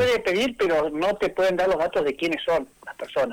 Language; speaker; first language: Spanish; native; Spanish